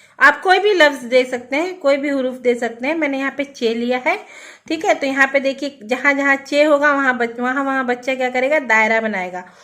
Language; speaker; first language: Hindi; native; Hindi